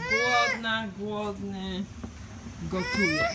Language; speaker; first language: Polish; non-native, learner; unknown